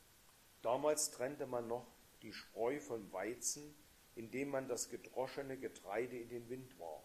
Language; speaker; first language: German; native; German